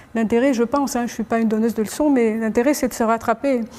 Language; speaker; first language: French; non-native, local second language; Arabic